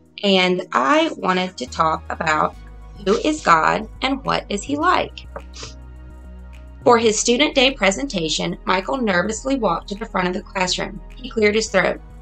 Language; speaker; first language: English; native; English